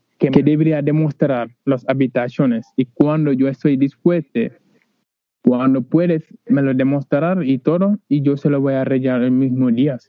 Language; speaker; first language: Spanish; non-native, learner; Wolof